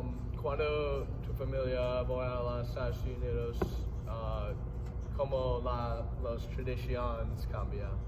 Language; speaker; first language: Spanish; non-native, learner; English